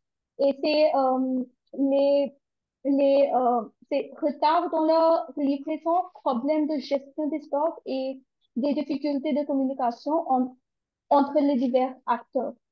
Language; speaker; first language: French; non-native, learner; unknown